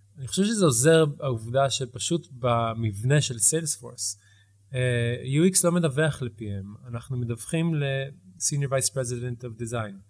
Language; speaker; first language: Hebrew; early bilingual, heritage; Hebrew